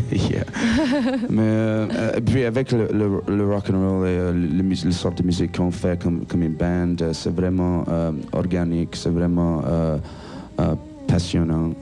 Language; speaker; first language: French; non-native, local second language; English